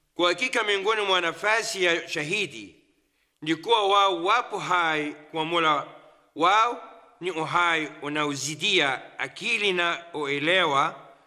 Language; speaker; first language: Swahili; non-native, fluent; Arabic